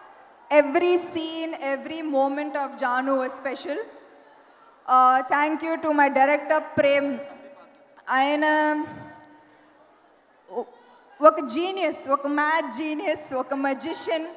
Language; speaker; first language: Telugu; non-native, fluent; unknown